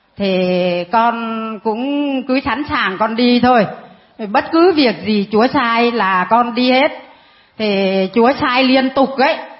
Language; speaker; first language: Vietnamese; non-native, local second language; Muong